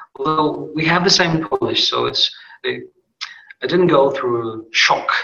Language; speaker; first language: English; non-native, fluent; Polish